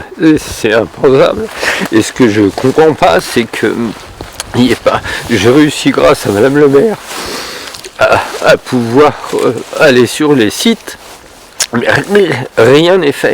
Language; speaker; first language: French; native; French